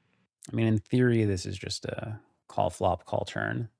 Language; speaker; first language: English; native; English